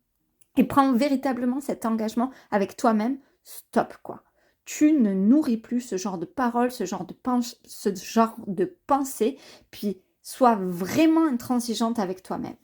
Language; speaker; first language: French; native; French